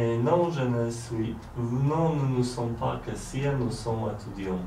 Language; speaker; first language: French; non-native, learner; Polish